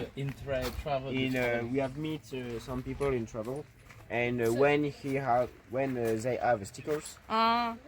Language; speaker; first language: English; non-native, learner; French